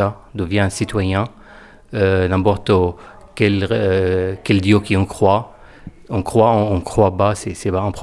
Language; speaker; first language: French; non-native, fluent; Arabic